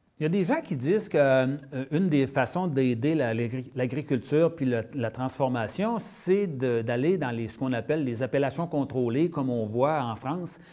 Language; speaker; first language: French; native; French